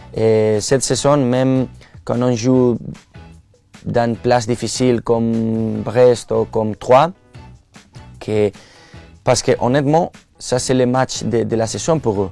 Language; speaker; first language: French; non-native, fluent; Spanish